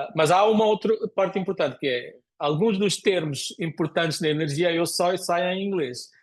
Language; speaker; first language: Portuguese; non-native, fluent; Konkani